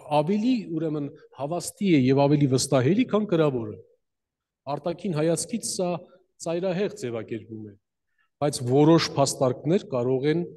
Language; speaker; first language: Armenian; native; Armenian